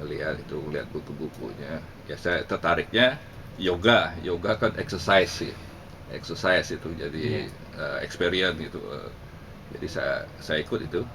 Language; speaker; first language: Indonesian; non-native, local second language; Javanese